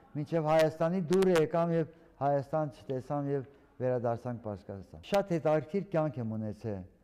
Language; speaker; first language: Armenian; early bilingual, heritage; Armenian